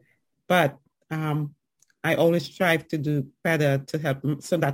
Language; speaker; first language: English; native; English